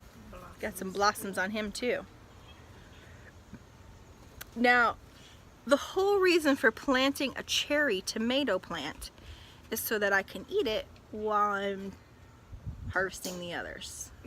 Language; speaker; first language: English; native; English